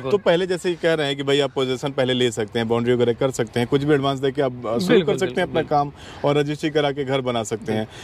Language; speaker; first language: Hindi; native; Hindi